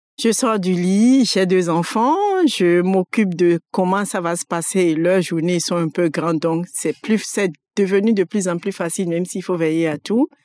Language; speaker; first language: French; non-native, local second language; Fon